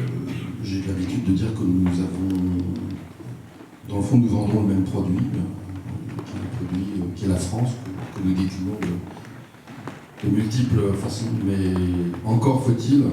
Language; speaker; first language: French; native; French